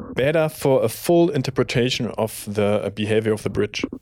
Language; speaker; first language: English; non-native, fluent; German